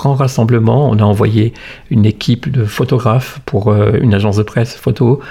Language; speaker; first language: French; native; French